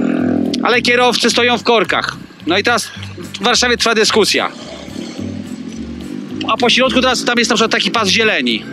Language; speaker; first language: Polish; native; Polish